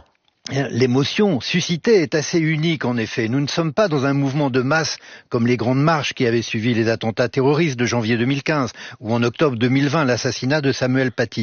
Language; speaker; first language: French; native; French